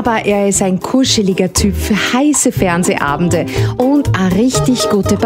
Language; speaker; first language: German; native; German